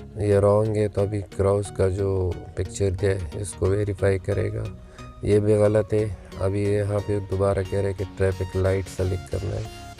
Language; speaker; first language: Urdu; non-native, local second language; Pashto